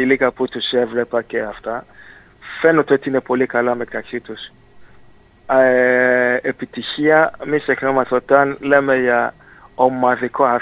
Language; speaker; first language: Greek; non-native, fluent; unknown